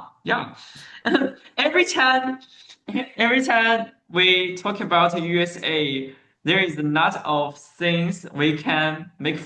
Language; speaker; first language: English; non-native, learner; Chinese